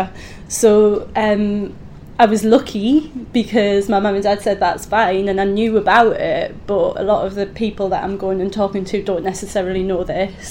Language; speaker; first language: English; native; English